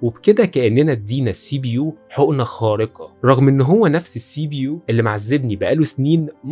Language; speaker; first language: Arabic; native; Arabic